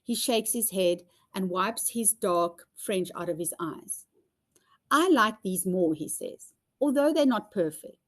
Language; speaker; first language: English; non-native, local second language; Afrikaans